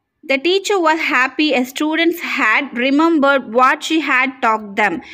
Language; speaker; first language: English; non-native, local second language; Tamil